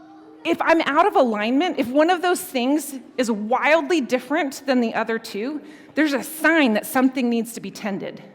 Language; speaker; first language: English; native; English